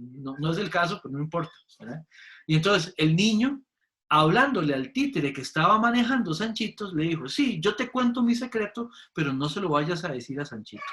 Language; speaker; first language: Spanish; native; Spanish